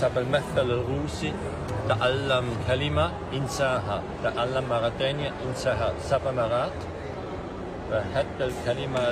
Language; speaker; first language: Arabic; non-native, learner; French